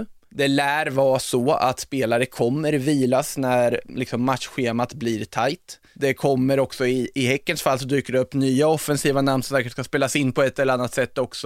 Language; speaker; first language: Swedish; native; Swedish